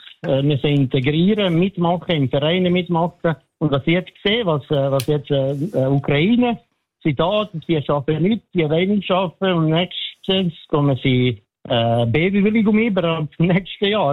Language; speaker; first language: German; non-native, fluent; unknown